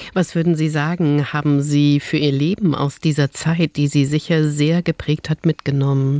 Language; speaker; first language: German; native; German